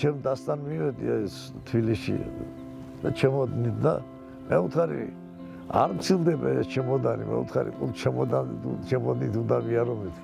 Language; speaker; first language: Georgian; native; Georgian